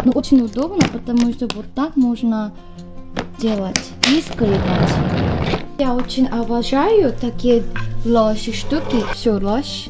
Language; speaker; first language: Russian; non-native, learner; Korean